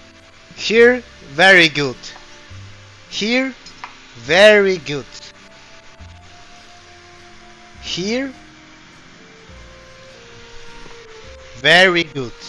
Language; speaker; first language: English; non-native, learner; Polish